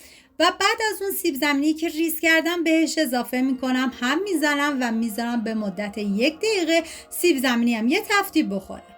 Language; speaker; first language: Persian; native; Persian